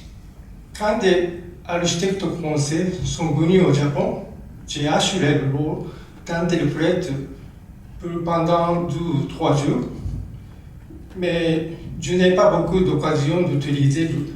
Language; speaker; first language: French; non-native, learner; Japanese